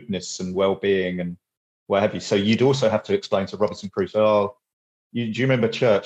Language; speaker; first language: English; native; English